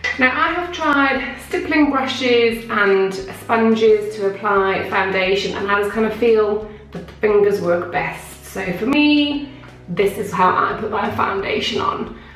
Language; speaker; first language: English; native; English